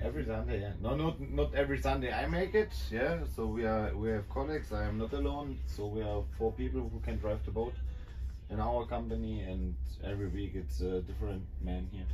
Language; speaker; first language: English; non-native, learner; German